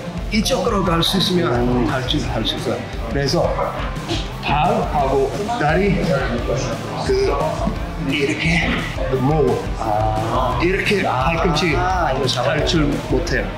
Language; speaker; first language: Korean; non-native, learner; English